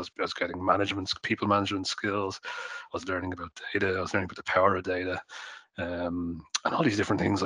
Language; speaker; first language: English; native; English